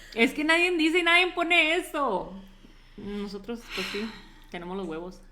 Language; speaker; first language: Spanish; early bilingual, heritage; Spanish